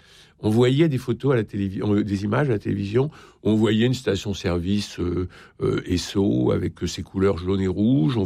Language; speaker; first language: French; native; French